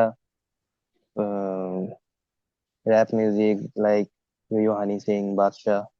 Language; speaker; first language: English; non-native, learner; Bangla